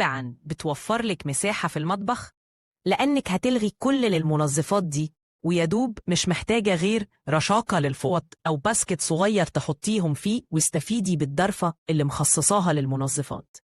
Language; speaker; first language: Arabic; native; Arabic